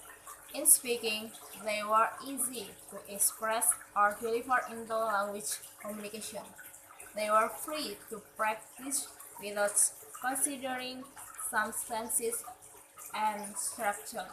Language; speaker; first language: English; non-native, learner; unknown